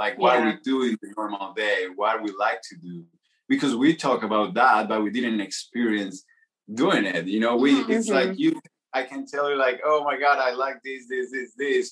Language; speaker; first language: English; non-native, fluent; Spanish